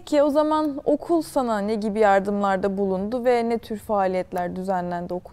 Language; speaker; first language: Turkish; native; Turkish